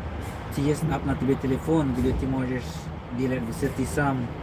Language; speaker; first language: Russian; non-native, learner; English